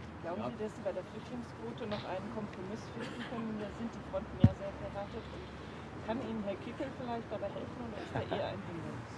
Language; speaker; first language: German; native; German